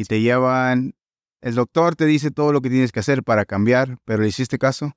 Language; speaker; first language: Spanish; native; Spanish